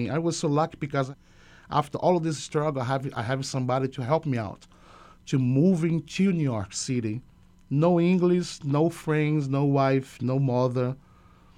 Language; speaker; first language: English; non-native, learner; Portuguese